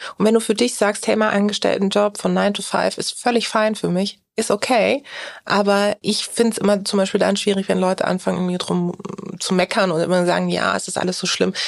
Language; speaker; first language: German; early bilingual, other home language; Turkish